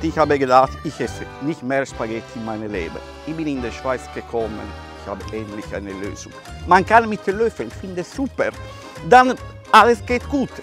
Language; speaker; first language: German; non-native, fluent; Italian